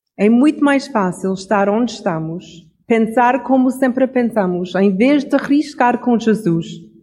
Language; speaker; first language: Portuguese; non-native, fluent; English